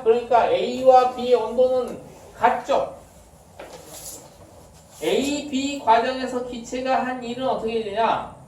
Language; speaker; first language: Korean; native; Korean